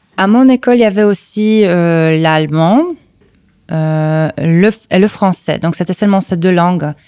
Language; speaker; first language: French; non-native, fluent; Polish